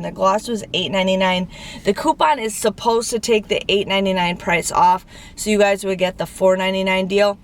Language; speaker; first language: English; native; English